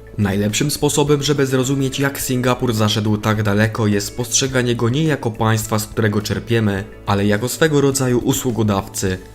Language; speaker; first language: Polish; native; Polish